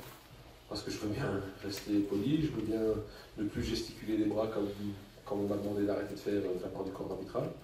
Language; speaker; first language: French; native; French